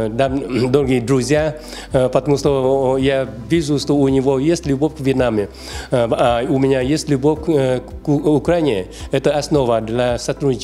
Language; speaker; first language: Ukrainian; non-native, learner; Vietnamese